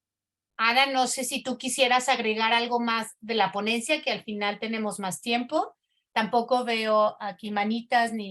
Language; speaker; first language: Spanish; native; Spanish